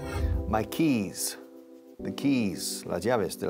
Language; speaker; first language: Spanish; non-native, fluent; English